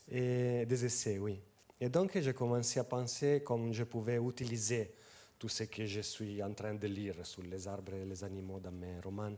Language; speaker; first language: French; non-native, fluent; Italian